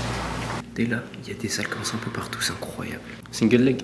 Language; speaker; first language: French; native; French